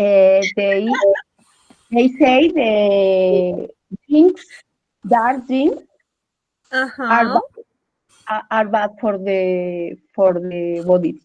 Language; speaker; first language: English; non-native, learner; Spanish